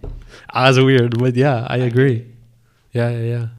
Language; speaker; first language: English; non-native, fluent; Spanish